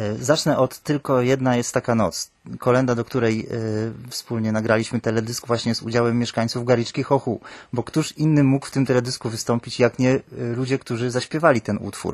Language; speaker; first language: Polish; native; Polish